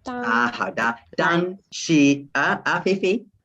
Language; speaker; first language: Chinese; non-native, fluent; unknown